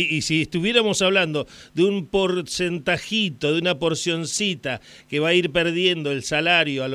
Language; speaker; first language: Spanish; native; Spanish